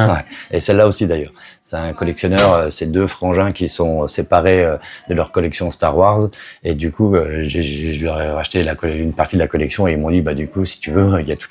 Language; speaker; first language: French; native; French